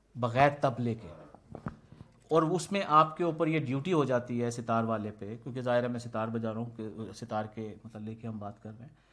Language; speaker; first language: Urdu; native; Urdu